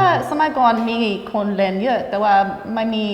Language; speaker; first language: Thai; non-native, fluent; English